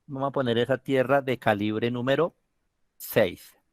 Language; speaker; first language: Spanish; native; Spanish